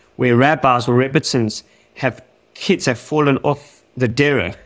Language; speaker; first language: English; native; English